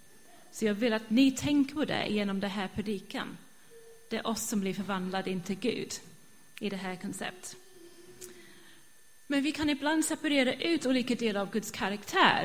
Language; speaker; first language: Swedish; non-native, fluent; English